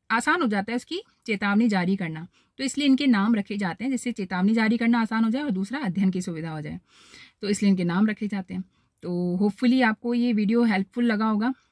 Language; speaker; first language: Hindi; native; Hindi